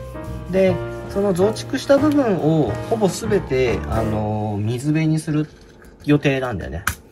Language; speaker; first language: Japanese; native; Japanese